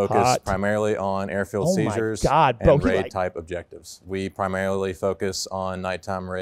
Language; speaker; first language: English; native; English